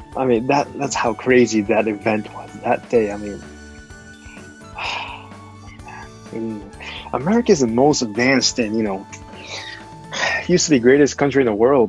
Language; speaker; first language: English; non-native, fluent; Japanese